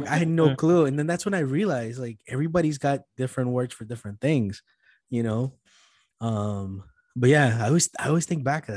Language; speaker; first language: English; early bilingual, other home language; Spanish